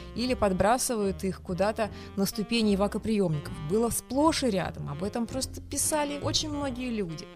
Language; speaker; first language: Russian; non-native, local second language; Tatar